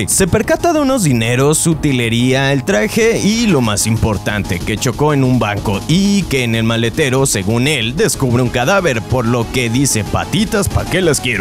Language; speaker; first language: Spanish; native; Spanish